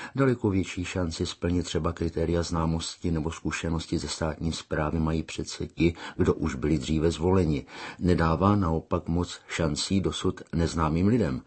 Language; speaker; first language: Czech; native; Czech